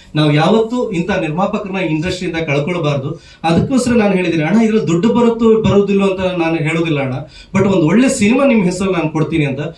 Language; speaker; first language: Kannada; native; Kannada